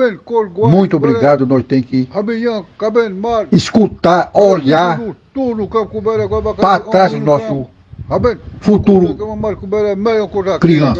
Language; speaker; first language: Portuguese; non-native, local second language; Kayapó